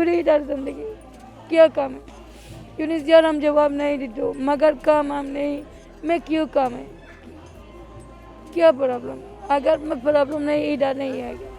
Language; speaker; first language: Hindi; non-native, learner; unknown